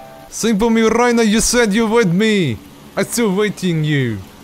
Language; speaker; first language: English; non-native, learner; Korean